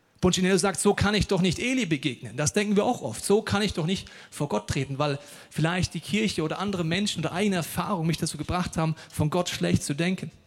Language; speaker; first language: German; native; German